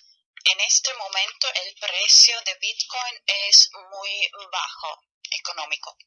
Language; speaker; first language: Spanish; non-native, fluent; German